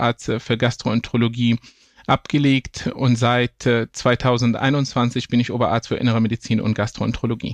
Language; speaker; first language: German; non-native, fluent; Arabic